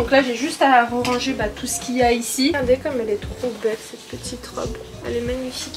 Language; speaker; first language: French; native; French